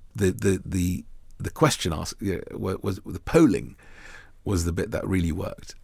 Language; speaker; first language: English; early bilingual, other home language; Arabic